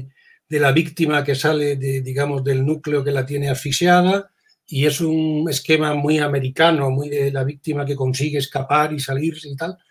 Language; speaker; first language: Spanish; native; Spanish